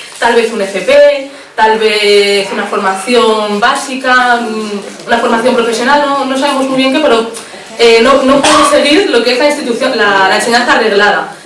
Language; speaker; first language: Spanish; early bilingual, other home language; Arabic